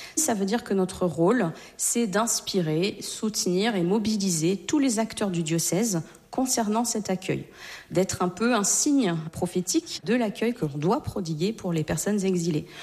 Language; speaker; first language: French; native; French